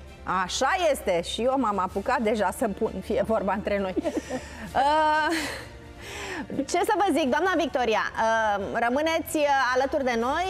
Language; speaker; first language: Romanian; native; Romanian